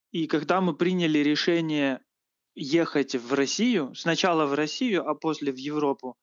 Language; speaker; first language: Russian; native; Russian